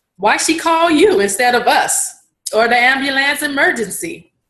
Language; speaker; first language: English; native; English